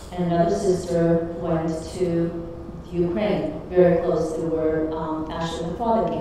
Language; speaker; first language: English; early bilingual, other home language; Czech